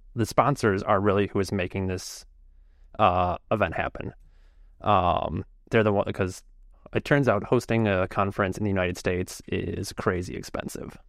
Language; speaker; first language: English; native; English